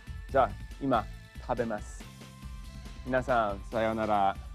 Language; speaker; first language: Japanese; non-native, fluent; English